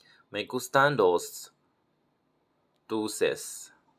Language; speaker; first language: Spanish; non-native, learner; Chinese